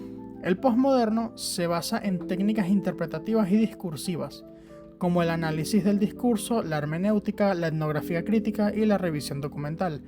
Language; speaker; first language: Spanish; native; Spanish